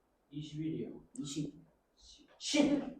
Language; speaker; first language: Korean; native; Korean